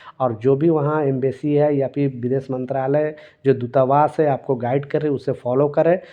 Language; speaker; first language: Hindi; native; Hindi